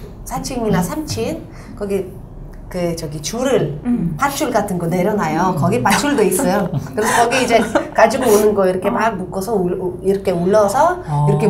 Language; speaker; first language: Korean; non-native, local second language; Uzbek